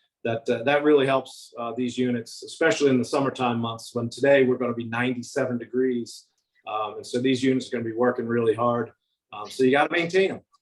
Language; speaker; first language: English; native; English